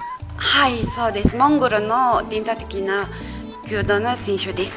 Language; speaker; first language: Japanese; non-native, fluent; Mongolian